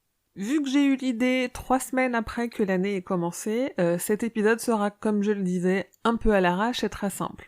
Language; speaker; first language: French; native; French